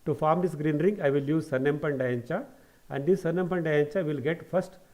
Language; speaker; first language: English; non-native, local second language; Kannada